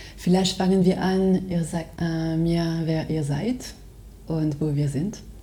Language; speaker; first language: German; non-native, fluent; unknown